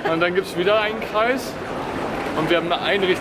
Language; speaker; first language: German; native; German